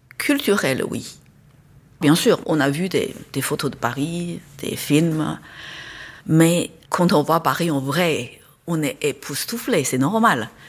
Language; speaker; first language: French; non-native, fluent; Chinese